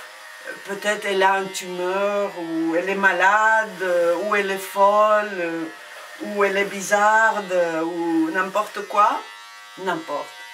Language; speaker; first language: French; non-native, fluent; Spanish